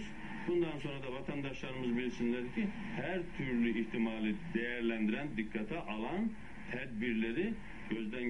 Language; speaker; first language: Turkish; native; Turkish